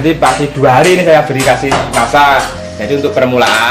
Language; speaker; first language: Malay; non-native, local second language; Javanese